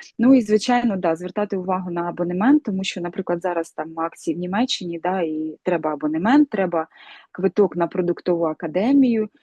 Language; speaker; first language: Ukrainian; non-native, local second language; Russian